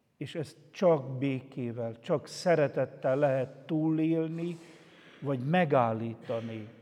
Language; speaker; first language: Hungarian; native; Hungarian